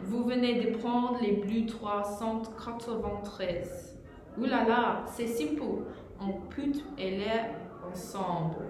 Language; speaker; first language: French; non-native, learner; English